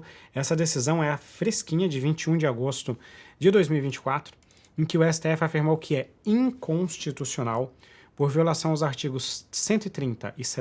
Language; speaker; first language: Portuguese; native; Portuguese